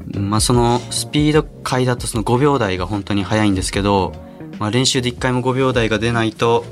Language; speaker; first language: Japanese; native; Japanese